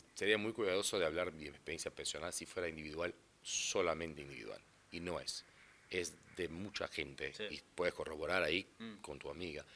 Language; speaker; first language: Spanish; non-native, fluent; Portuguese